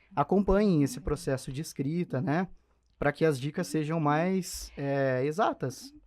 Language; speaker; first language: Portuguese; native; Portuguese